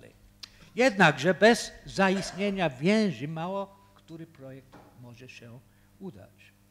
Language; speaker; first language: Polish; early bilingual, heritage; Polish